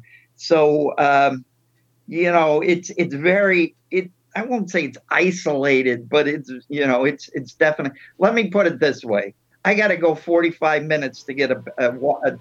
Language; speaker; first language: English; native; English